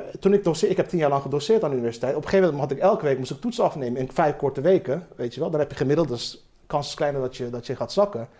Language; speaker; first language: Dutch; early bilingual, other home language; Turkish